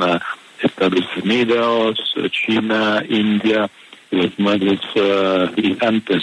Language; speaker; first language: Spanish; non-native, fluent; Italian